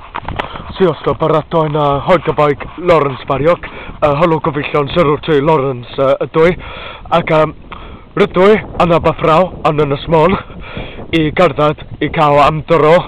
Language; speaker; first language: Welsh; non-native, learner; Hungarian